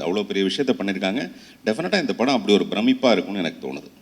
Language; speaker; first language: Tamil; native; Tamil